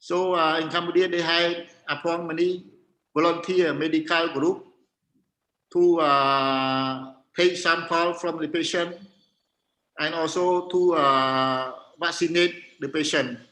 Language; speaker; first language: English; non-native, learner; Khmer